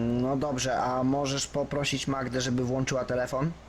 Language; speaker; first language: Polish; native; Polish